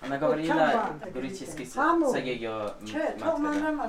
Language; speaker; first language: Russian; non-native, learner; English